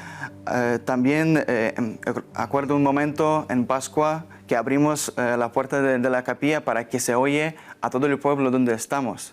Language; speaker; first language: Spanish; non-native, learner; Ukrainian